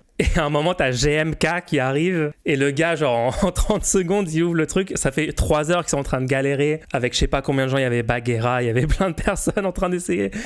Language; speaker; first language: French; native; French